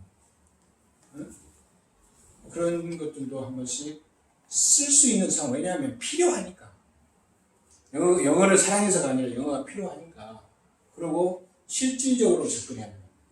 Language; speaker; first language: Korean; native; Korean